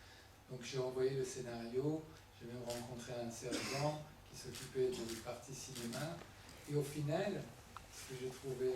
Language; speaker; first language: French; non-native, fluent; Persian